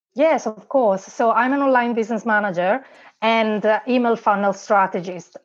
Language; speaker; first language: English; non-native, fluent; Italian